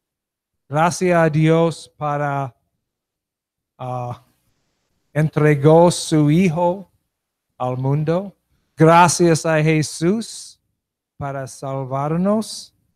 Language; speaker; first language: Spanish; non-native, learner; English